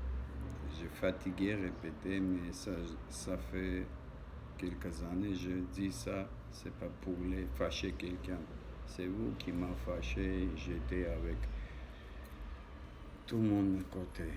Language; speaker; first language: French; non-native, learner; Armenian